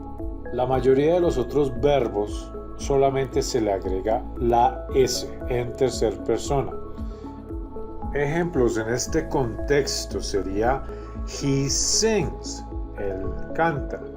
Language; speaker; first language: Spanish; non-native, fluent; English